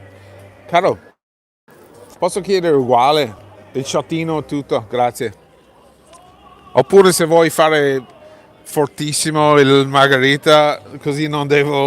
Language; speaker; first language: Italian; non-native, fluent; English